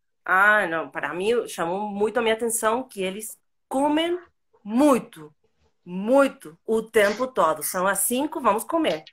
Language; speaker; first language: Portuguese; non-native, fluent; Spanish